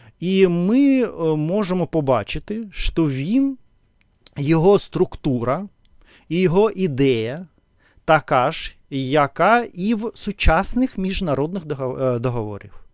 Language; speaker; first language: Ukrainian; non-native, learner; Russian